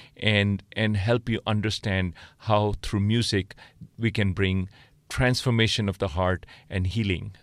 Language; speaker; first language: English; non-native, local second language; Punjabi